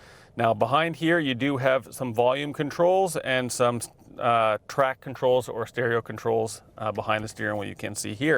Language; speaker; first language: English; native; English